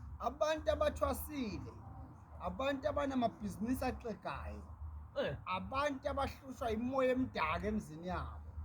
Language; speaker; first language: Zulu; native; Zulu